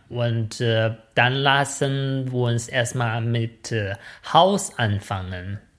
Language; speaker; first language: German; non-native, fluent; Chinese